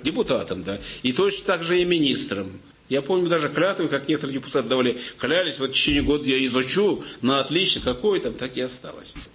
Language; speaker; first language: Russian; non-native, local second language; Kazakh